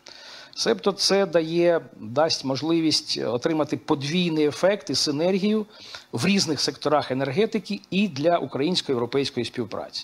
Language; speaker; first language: Ukrainian; native; Ukrainian